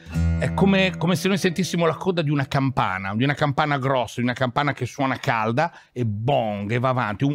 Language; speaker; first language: Italian; native; Italian